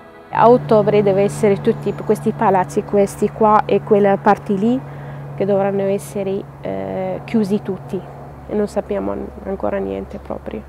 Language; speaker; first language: Italian; non-native, fluent; Arabic